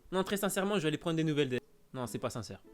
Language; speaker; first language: French; native; French